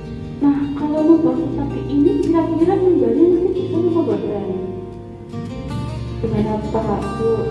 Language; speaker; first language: Indonesian; non-native, local second language; Javanese